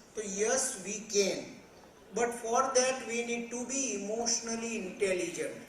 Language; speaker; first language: English; non-native, local second language; Gujarati